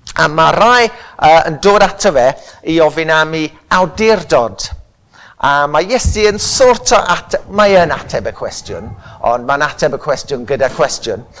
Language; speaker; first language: Welsh; non-native, local second language; English